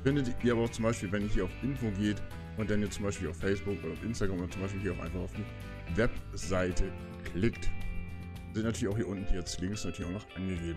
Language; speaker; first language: German; native; German